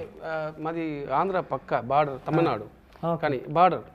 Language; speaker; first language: Telugu; non-native, local second language; Tamil